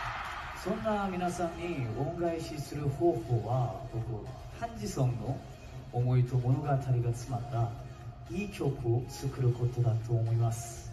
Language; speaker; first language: Japanese; non-native, learner; Korean